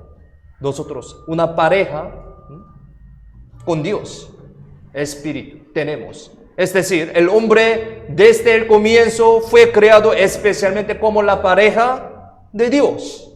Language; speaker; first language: Spanish; non-native, fluent; Korean